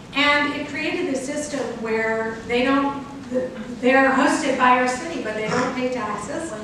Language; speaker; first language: English; native; English